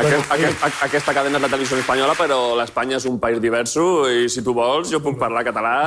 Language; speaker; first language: Catalan; non-native, local second language; Spanish